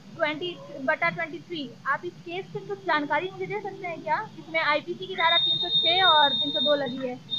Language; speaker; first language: Hindi; native; Hindi